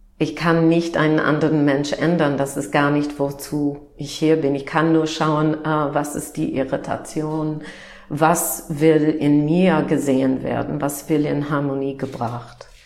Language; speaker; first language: German; non-native, fluent; English